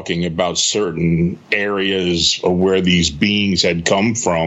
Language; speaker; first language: English; native; English